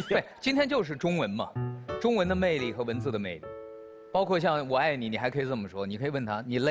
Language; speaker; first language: Chinese; native; Chinese